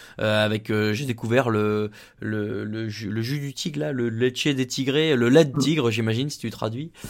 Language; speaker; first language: French; native; French